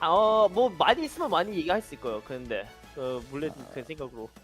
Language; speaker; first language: Korean; early bilingual, heritage; Korean